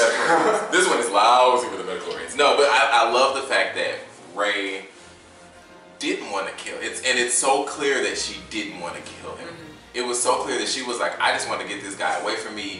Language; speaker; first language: English; native; English